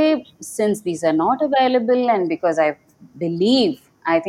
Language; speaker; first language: English; non-native, local second language; Kannada